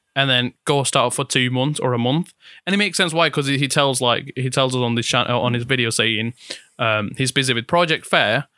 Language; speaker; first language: English; non-native, fluent; Italian